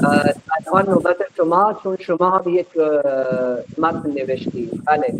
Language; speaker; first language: Persian; non-native, fluent; Urdu